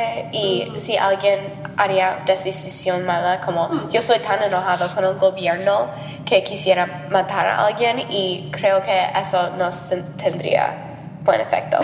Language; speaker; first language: Spanish; non-native, learner; English